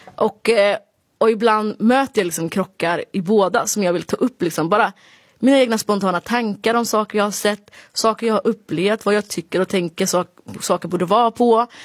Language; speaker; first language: Swedish; early bilingual, other home language; Somali